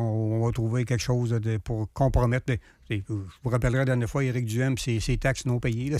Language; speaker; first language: French; native; French